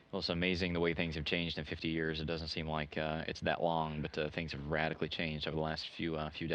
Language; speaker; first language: English; native; English